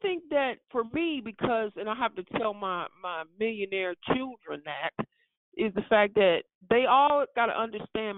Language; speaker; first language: English; native; English